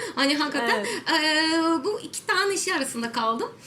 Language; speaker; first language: Turkish; non-native, fluent; Russian